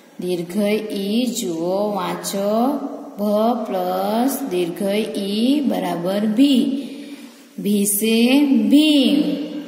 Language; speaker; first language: Hindi; non-native, local second language; Gujarati